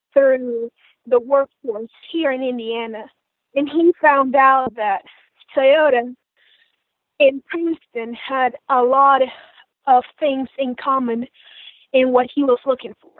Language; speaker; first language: English; non-native, fluent; Spanish